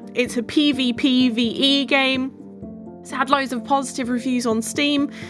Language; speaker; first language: English; native; English